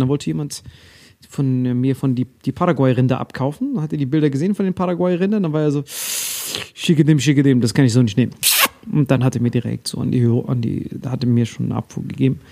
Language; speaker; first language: German; native; German